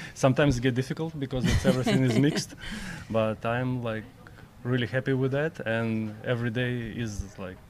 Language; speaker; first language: English; non-native, learner; Ukrainian